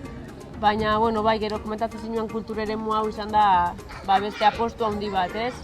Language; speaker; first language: Basque; native; Basque